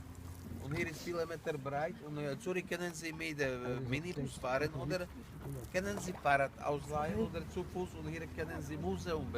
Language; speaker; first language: German; non-native, learner; Slovak